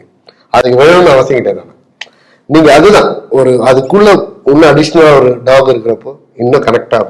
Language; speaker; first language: Tamil; native; Tamil